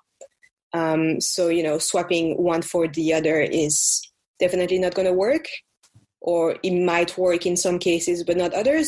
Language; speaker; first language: English; non-native, fluent; French